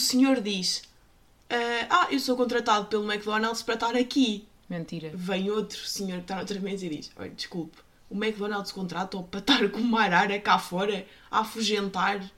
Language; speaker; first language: Portuguese; native; Portuguese